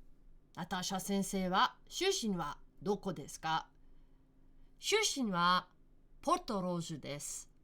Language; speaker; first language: Japanese; non-native, fluent; Slovenian